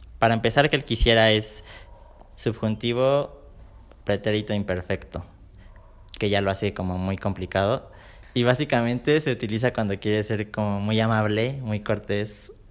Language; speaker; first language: Spanish; native; Spanish